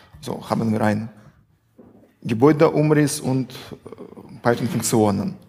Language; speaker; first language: German; non-native, fluent; Russian